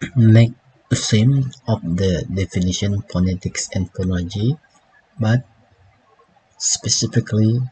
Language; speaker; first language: English; non-native, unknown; Indonesian